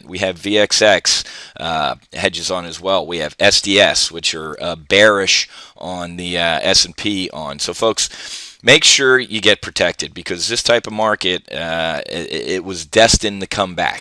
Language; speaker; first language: English; native; English